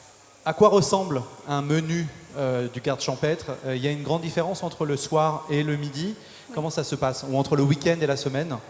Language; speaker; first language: French; native; French